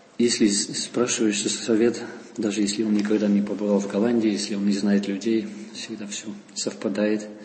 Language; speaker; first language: Russian; non-native, fluent; Dutch